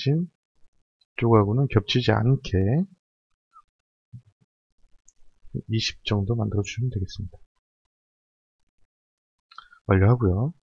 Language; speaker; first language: Korean; native; Korean